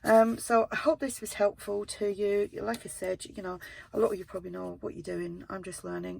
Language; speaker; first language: English; native; English